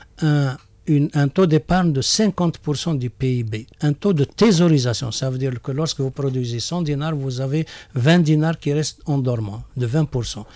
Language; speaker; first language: French; non-native, local second language; Arabic